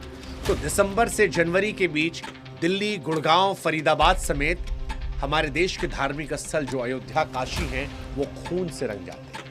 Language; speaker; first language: Hindi; native; Hindi